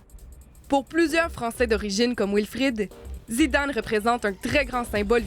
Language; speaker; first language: French; native; French